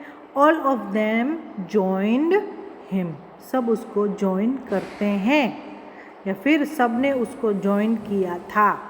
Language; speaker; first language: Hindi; native; Hindi